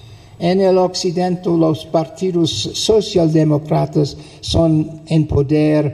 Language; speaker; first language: Spanish; non-native, fluent; English